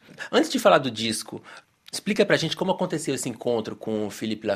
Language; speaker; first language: Portuguese; native; Portuguese